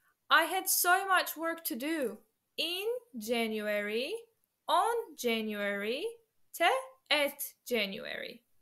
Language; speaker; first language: English; non-native, fluent; Armenian